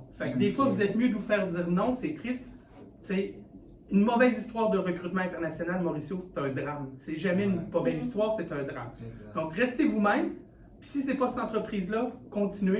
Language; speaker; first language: French; native; French